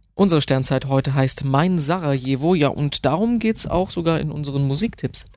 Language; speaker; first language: German; native; German